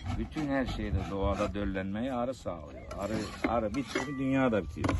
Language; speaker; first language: Turkish; native; Turkish